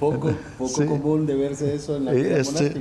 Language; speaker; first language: Spanish; native; Spanish